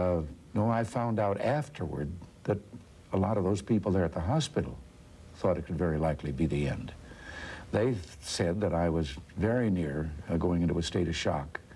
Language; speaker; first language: English; native; English